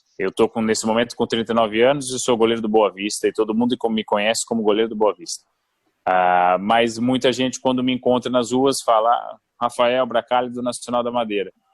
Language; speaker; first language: Portuguese; native; Portuguese